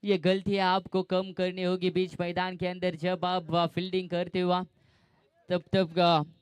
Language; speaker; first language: Hindi; non-native, local second language; Marathi